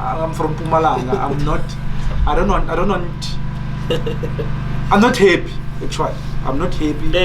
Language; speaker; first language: English; non-native, local second language; Zulu